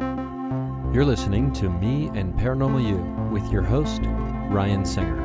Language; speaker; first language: English; native; English